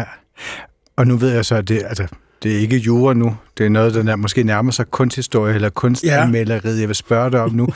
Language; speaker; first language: Danish; native; Danish